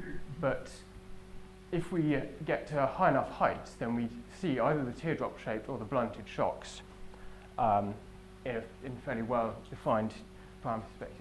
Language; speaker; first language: English; native; English